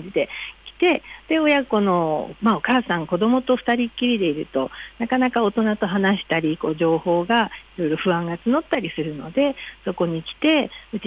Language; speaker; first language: Japanese; native; Japanese